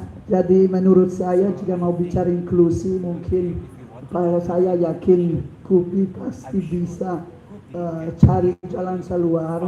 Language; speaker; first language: Indonesian; non-native, fluent; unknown